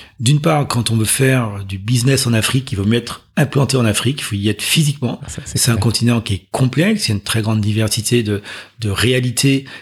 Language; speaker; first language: French; native; French